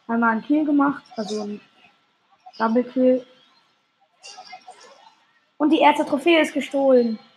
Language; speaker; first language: German; native; German